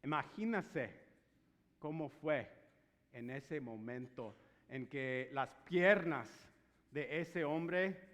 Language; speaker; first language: Spanish; non-native, fluent; English